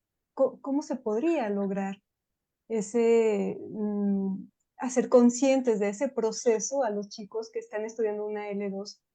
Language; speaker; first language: Spanish; native; Spanish